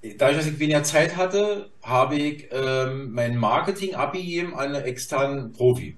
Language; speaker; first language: German; native; German